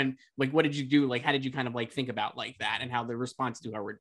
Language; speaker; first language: English; native; English